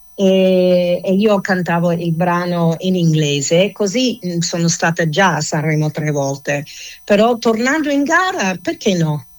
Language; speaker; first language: Italian; non-native, fluent; English